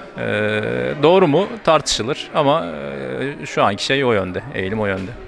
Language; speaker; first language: Turkish; native; Turkish